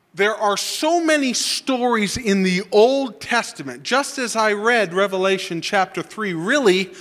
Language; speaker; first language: English; native; English